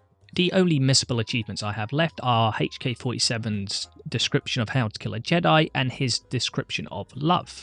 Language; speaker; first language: English; native; English